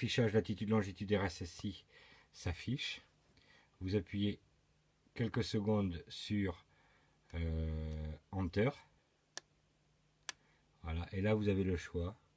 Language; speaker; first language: French; native; French